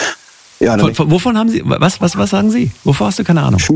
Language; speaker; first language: German; native; German